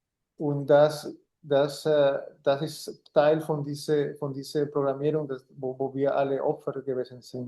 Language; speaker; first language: German; non-native, fluent; Spanish